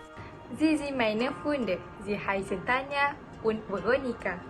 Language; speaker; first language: German; non-native, learner; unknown